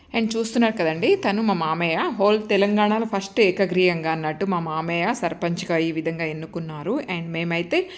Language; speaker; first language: Telugu; native; Telugu